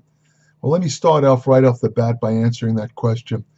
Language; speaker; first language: English; native; English